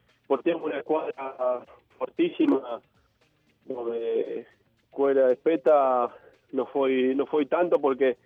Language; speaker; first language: Italian; non-native, fluent; Spanish